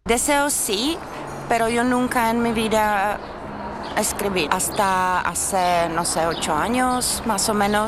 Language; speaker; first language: Spanish; non-native, learner; Czech